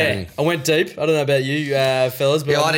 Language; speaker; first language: English; native; English